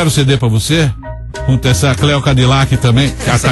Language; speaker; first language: Portuguese; native; Portuguese